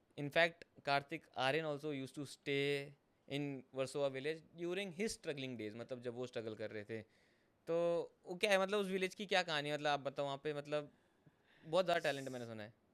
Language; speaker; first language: Hindi; native; Hindi